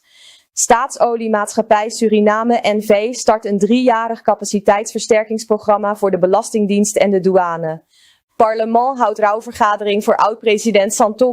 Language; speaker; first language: Dutch; native; Dutch